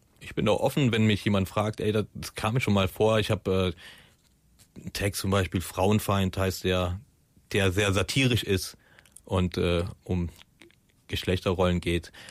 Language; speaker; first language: German; early bilingual, other home language; Persian